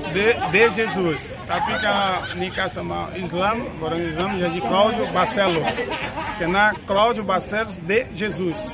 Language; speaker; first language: Indonesian; non-native, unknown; Portuguese